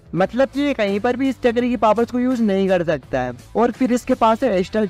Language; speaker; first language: Hindi; native; Hindi